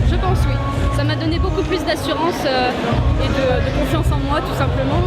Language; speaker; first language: French; native; French